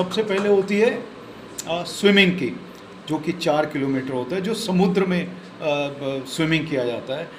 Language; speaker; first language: Hindi; non-native, local second language; Marathi